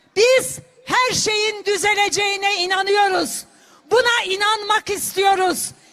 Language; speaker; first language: Turkish; non-native, local second language; Kurdish